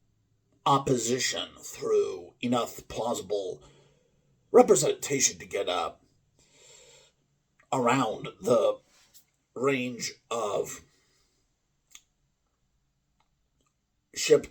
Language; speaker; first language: English; native; English